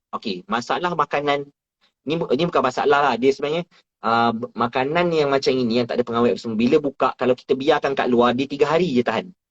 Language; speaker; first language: Malay; native; Malay